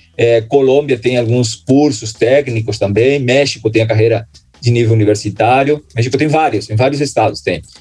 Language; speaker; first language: Portuguese; non-native, fluent; Spanish